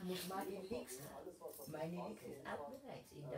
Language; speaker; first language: German; non-native, learner; Filipino